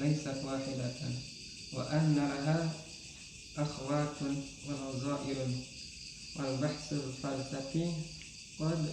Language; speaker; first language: Arabic; non-native, learner; Indonesian